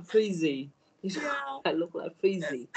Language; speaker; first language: English; non-native, learner; Thai